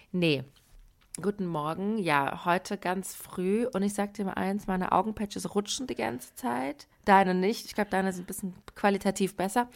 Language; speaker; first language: German; early bilingual, other home language; Persian